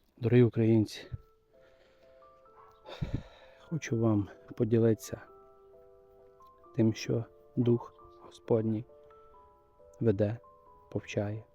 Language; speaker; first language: Ukrainian; native; Ukrainian